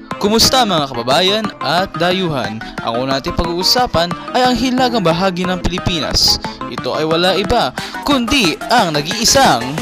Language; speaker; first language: Filipino; native; Filipino